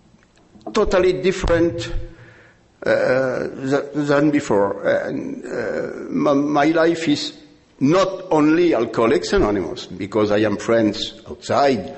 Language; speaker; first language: English; non-native, learner; French